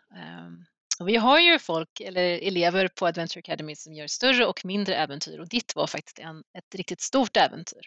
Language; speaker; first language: Swedish; native; Swedish